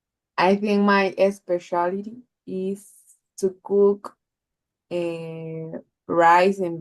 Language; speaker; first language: English; non-native, learner; Spanish